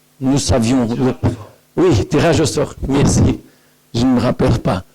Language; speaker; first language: French; non-native, learner; Portuguese